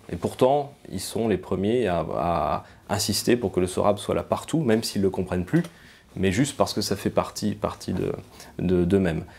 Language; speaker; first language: French; native; French